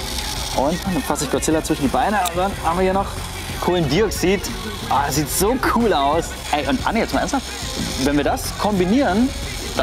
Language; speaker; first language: German; native; German